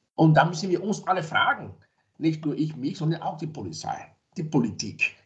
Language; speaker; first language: German; non-native, fluent; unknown